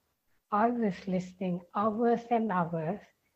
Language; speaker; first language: English; non-native, local second language; Sinhala